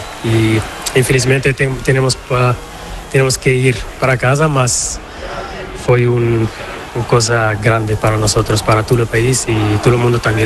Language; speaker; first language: Spanish; non-native, fluent; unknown